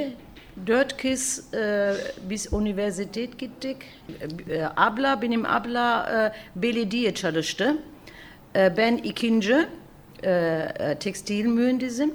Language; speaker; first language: Turkish; early bilingual, heritage; German